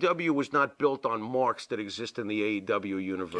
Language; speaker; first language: English; native; English